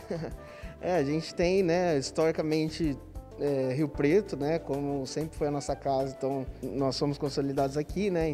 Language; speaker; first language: Portuguese; native; Portuguese